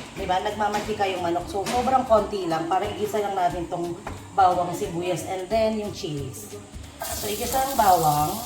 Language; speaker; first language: Filipino; non-native, local second language; Bikol